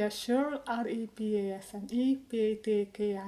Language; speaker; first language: English; non-native, learner; Hungarian